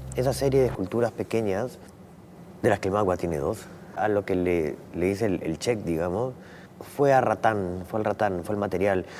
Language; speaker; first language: Spanish; native; Spanish